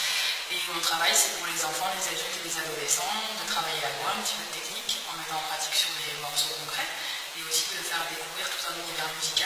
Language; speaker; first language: French; native; French